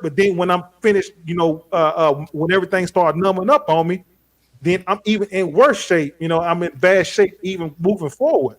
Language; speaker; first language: English; native; English